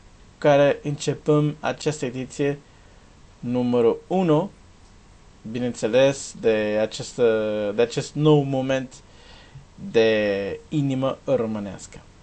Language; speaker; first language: Romanian; non-native, learner; Portuguese